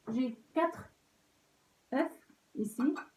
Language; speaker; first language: French; non-native, local second language; Arabic